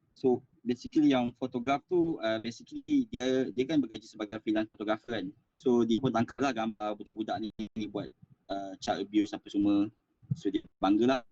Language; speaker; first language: Malay; native; Malay